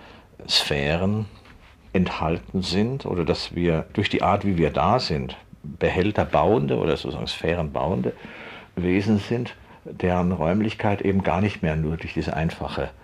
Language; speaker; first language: German; native; German